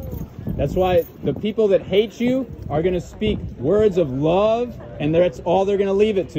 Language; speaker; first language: English; native; English